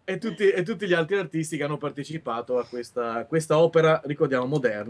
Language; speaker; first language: Italian; native; Italian